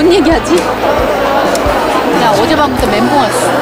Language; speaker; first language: Korean; native; Korean